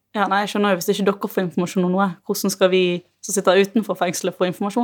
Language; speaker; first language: Norwegian; native; Norwegian